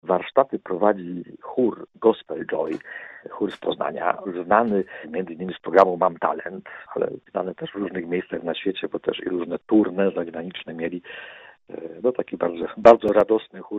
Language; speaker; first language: Polish; native; Polish